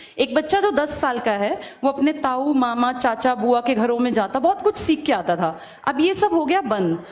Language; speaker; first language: Hindi; native; Hindi